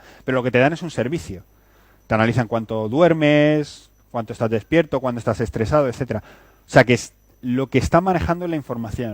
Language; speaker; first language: Spanish; native; Spanish